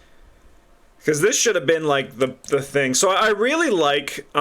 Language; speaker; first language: English; native; English